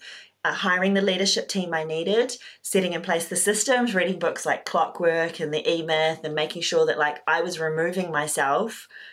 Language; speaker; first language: English; native; English